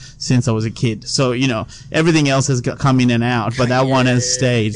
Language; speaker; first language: English; non-native, local second language; Sinhala